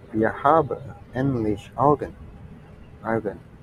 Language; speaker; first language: German; non-native, learner; Turkish